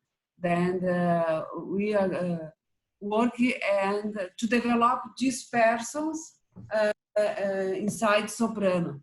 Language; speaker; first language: English; non-native, learner; Portuguese